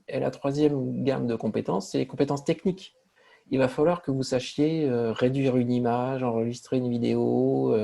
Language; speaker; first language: French; native; French